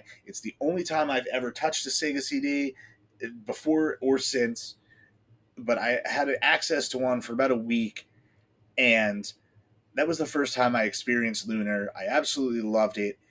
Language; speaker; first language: English; native; English